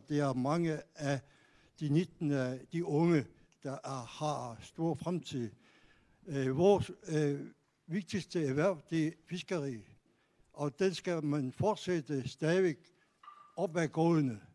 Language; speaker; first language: Danish; non-native, local second language; Kalaallisut